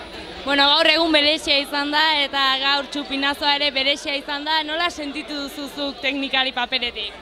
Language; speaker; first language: Basque; native; Basque